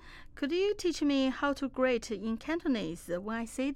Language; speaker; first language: English; non-native, fluent; Chinese